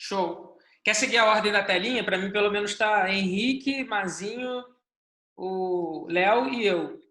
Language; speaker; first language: Portuguese; native; Portuguese